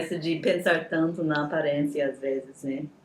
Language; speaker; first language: Portuguese; non-native, fluent; English